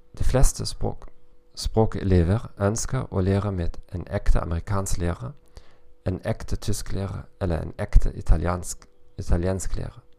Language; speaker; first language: Norwegian; non-native, learner; German